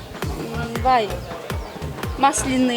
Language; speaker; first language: Russian; non-native, local second language; Tajik